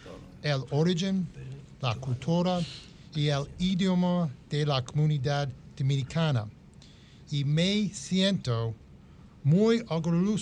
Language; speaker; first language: Spanish; non-native, learner; English